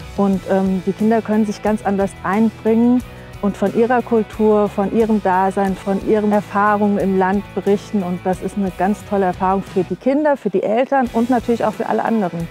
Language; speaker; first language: German; native; German